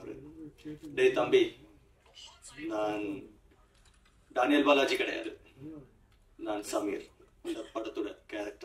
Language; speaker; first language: Tamil; non-native, fluent; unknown